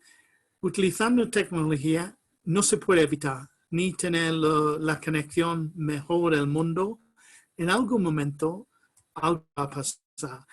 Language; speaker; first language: Spanish; non-native, fluent; English